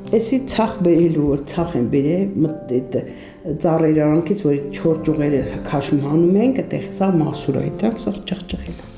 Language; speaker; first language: Armenian; native; Armenian